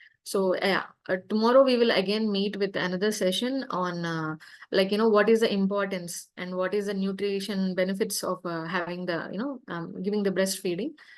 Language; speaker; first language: English; non-native, local second language; Telugu